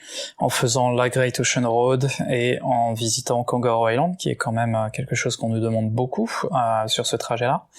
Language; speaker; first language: French; native; French